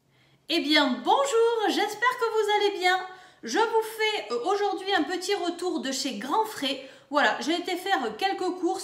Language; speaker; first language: French; native; French